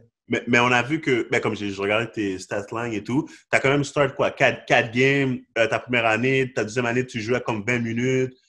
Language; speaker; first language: French; native; French